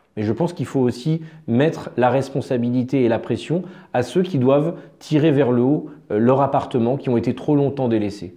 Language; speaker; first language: French; native; French